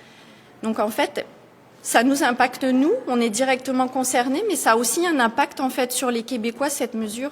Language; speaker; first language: French; native; French